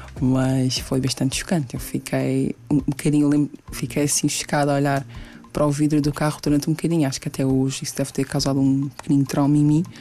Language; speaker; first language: Portuguese; early bilingual, other home language; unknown